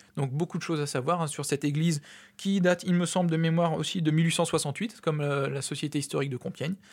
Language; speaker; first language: French; native; French